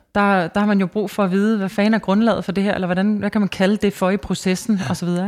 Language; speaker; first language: Danish; native; Danish